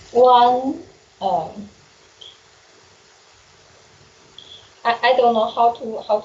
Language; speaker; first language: English; non-native, learner; Chinese